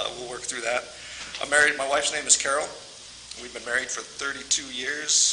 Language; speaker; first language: English; native; English